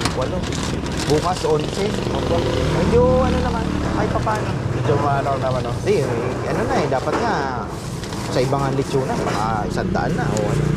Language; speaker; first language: Filipino; native; Filipino